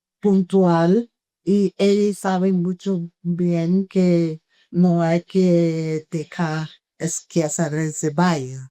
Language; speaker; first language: Spanish; non-native, fluent; Portuguese